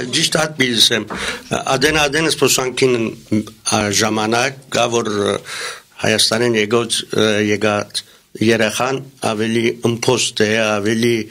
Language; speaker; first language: Armenian; early bilingual, heritage; Armenian